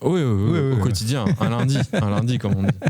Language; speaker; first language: French; native; French